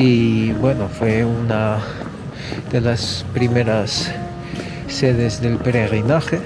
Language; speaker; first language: Spanish; non-native, fluent; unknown